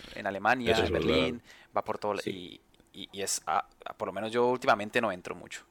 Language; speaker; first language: Spanish; native; Spanish